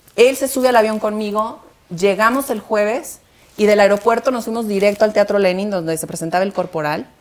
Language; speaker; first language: Spanish; native; Spanish